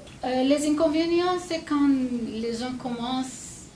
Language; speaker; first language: French; non-native, fluent; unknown